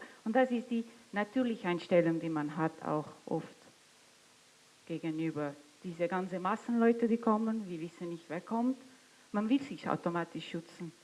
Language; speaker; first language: German; non-native, fluent; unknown